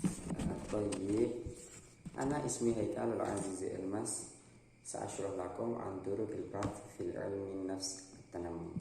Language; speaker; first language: Arabic; non-native, learner; Indonesian